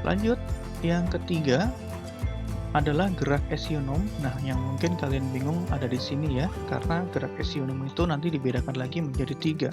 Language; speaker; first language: Indonesian; native; Indonesian